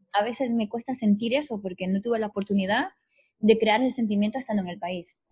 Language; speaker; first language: Spanish; native; Spanish